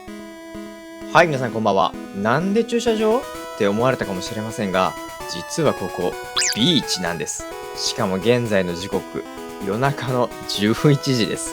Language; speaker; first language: Japanese; native; Japanese